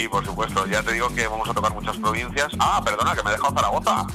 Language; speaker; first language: Spanish; native; Spanish